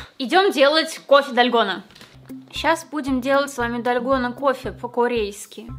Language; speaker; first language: Russian; native; Russian